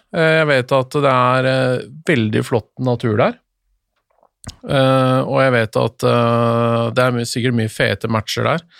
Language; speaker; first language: Norwegian; native; Norwegian